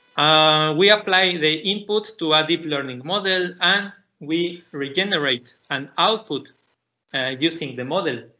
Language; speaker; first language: English; non-native, fluent; Spanish